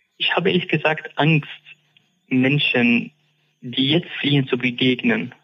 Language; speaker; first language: German; non-native, fluent; Arabic